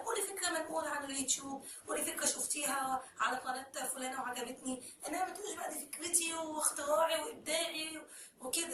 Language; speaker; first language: Arabic; native; Arabic